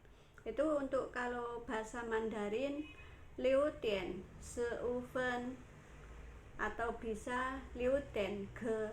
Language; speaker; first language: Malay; non-native, local second language; Javanese